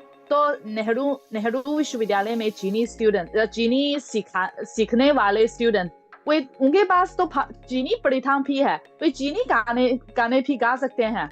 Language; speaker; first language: Hindi; non-native, fluent; Chinese